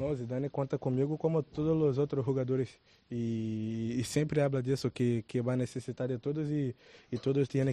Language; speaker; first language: Spanish; non-native, local second language; Portuguese